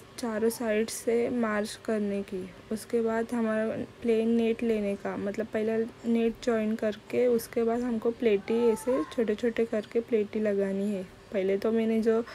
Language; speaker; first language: Hindi; non-native, local second language; Marathi